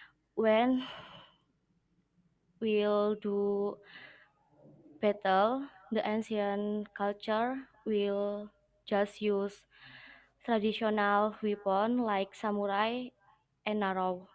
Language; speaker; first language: English; non-native, learner; Indonesian